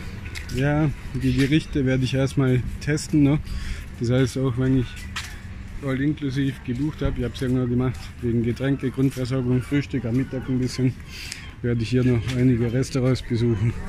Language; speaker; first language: German; native; German